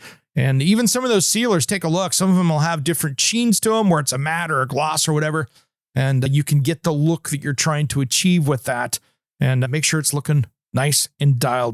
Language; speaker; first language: English; native; English